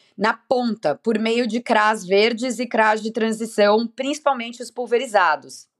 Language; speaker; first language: Portuguese; native; Portuguese